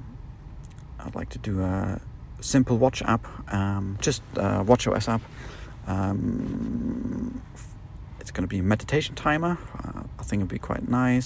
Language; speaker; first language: English; non-native, fluent; German